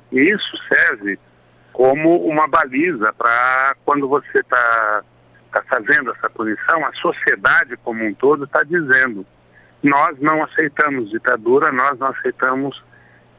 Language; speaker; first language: Portuguese; native; Portuguese